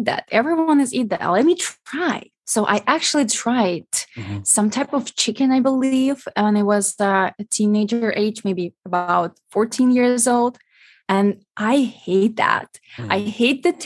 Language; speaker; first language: English; non-native, fluent; Ukrainian